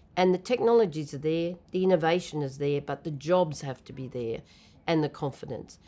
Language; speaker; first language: English; native; English